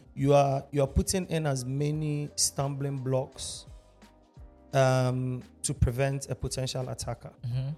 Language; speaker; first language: English; non-native, local second language; Akan